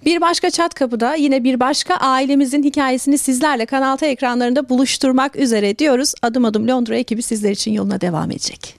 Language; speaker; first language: Turkish; native; Turkish